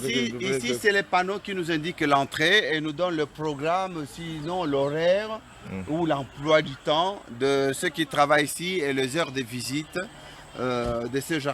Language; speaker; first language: French; non-native, local second language; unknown